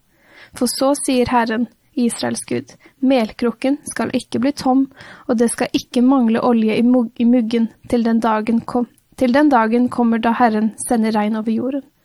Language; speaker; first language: Norwegian; native; Norwegian